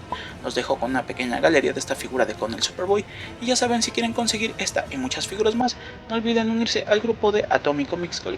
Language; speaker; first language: Spanish; native; Spanish